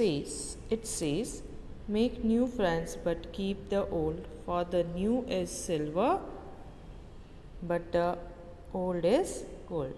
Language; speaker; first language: English; non-native, local second language; Hindi